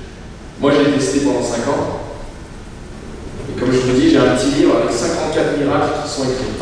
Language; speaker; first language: French; native; French